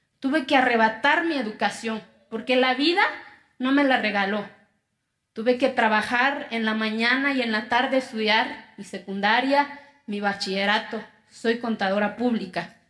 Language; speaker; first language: Spanish; non-native, local second language; Zapotec